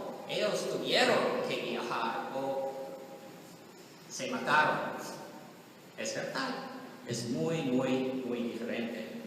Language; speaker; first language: Spanish; non-native, learner; English